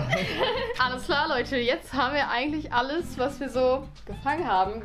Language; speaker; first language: German; native; German